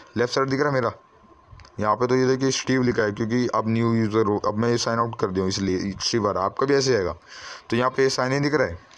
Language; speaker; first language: Hindi; native; Hindi